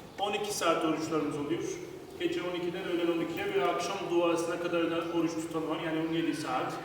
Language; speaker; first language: Turkish; non-native, local second language; Turoyo